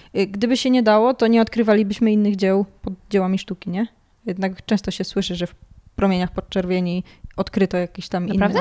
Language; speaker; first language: Polish; native; Polish